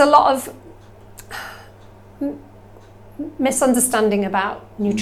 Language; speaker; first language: English; native; English